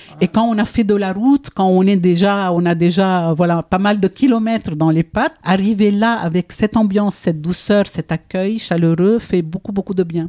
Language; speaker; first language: French; non-native, local second language; Arabic